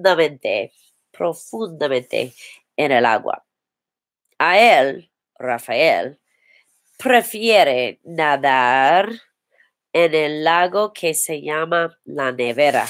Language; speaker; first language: Spanish; non-native, learner; English